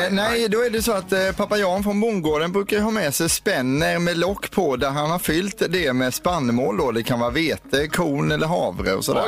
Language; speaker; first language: Swedish; native; Swedish